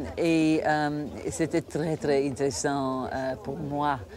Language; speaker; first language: French; non-native, fluent; Croatian